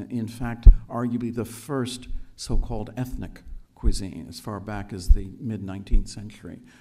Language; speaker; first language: English; native; English